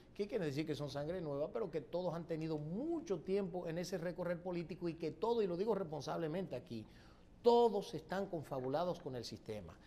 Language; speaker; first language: Spanish; early bilingual, heritage; Spanish